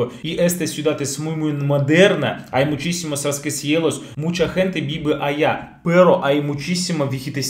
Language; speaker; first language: Spanish; non-native, learner; Russian